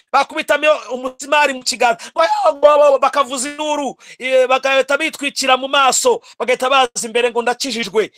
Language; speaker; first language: Kinyarwanda; native; Kinyarwanda